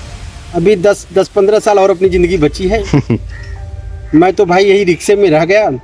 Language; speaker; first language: Hindi; native; Hindi